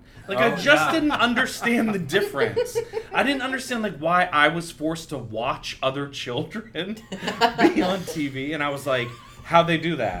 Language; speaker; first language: English; native; English